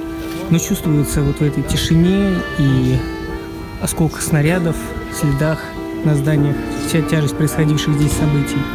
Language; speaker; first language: Russian; native; Russian